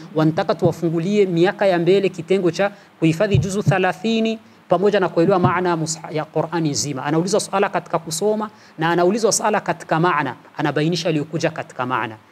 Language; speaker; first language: Swahili; native; Swahili